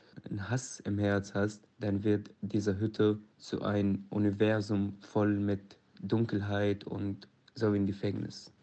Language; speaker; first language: German; non-native, learner; Arabic